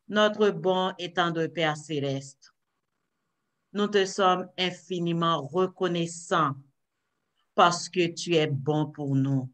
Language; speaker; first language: French; non-native, local second language; Haitian Creole